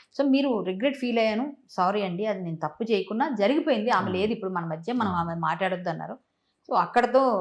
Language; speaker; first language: Telugu; native; Telugu